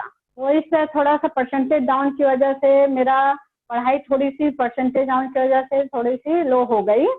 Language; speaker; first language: Hindi; native; Hindi